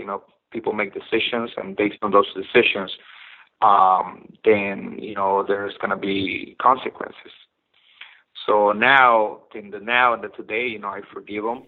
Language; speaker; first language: English; non-native, fluent; Spanish